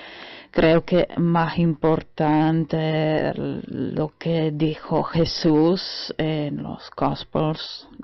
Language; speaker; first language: Spanish; non-native, fluent; German